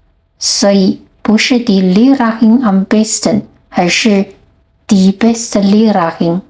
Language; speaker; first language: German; non-native, fluent; Chinese